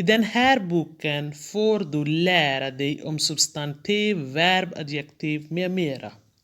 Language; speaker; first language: Swedish; non-native, fluent; Hindi